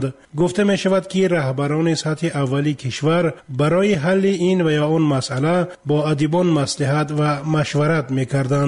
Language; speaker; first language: Tajik; native; Tajik